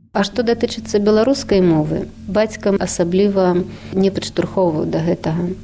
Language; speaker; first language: Belarusian; non-native, local second language; Russian